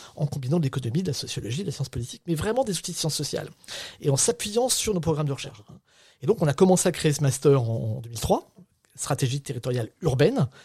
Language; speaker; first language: French; native; French